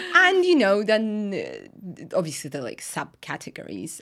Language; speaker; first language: English; non-native, fluent; Russian